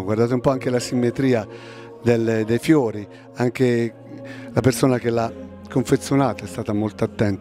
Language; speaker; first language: Italian; native; Italian